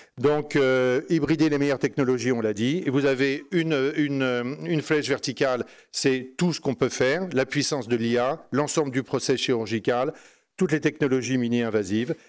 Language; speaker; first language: French; native; French